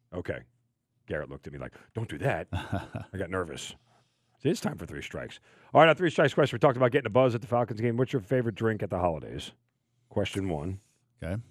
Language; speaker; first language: English; native; English